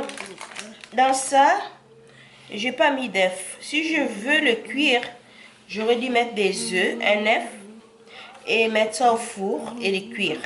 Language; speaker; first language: French; non-native, local second language; Lingala